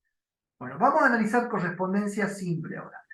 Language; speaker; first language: Spanish; native; Spanish